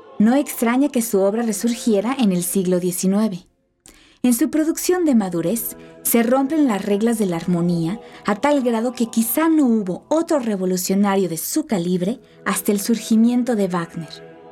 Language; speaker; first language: Spanish; native; Spanish